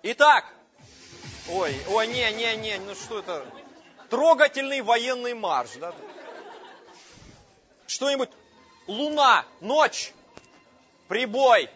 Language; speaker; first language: Russian; native; Russian